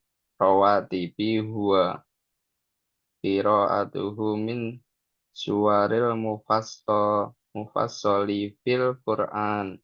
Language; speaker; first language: Arabic; non-native, learner; Indonesian